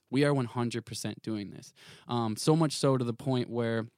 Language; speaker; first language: English; native; English